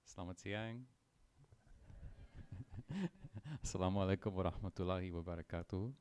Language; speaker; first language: Indonesian; non-native, learner; English